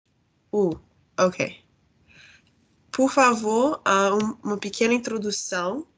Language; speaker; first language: Portuguese; early bilingual, heritage; Portuguese